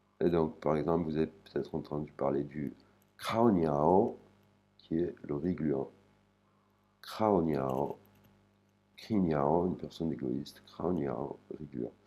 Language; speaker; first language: French; native; French